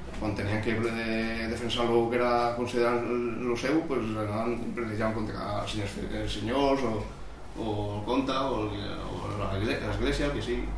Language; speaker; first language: Catalan; non-native, local second language; Spanish